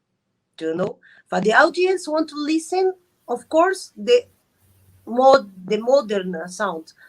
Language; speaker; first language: English; non-native, learner; Arabic